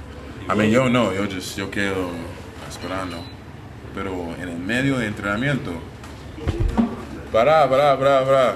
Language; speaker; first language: Spanish; non-native, learner; English